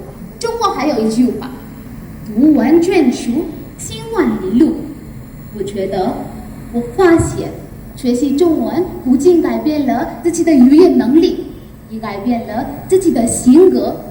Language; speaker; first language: Chinese; non-native, learner; Hindi